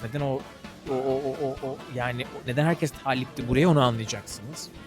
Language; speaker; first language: Turkish; native; Turkish